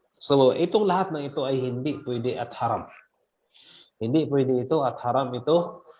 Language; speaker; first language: Filipino; non-native, local second language; Cebuano